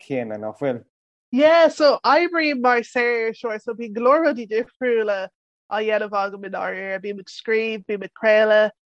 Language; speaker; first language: Irish; early bilingual, other home language; English